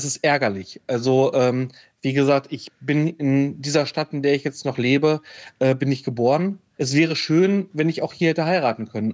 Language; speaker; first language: German; native; German